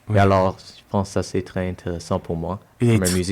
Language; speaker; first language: French; non-native, local second language; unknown